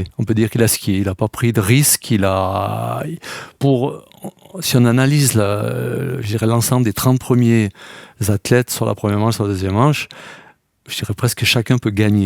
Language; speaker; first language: French; native; French